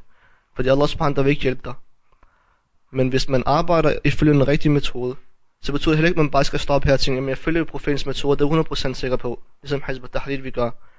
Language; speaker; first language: Danish; early bilingual, other home language; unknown